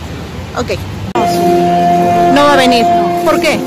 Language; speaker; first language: Spanish; native; Spanish